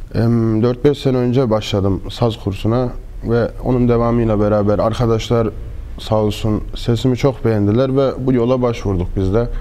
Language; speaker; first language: Turkish; early bilingual, heritage; Turkish